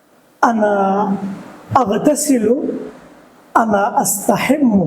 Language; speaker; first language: Arabic; non-native, fluent; Bangla